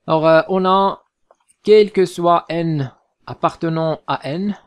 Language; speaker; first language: French; non-native, local second language; Arabic